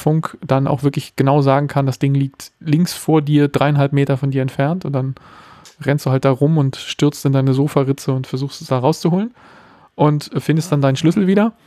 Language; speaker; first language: German; native; German